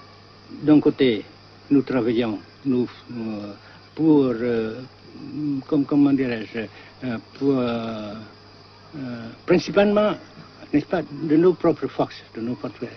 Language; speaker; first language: French; non-native, fluent; Vietnamese